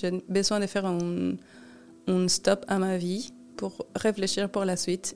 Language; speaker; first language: French; non-native, fluent; Spanish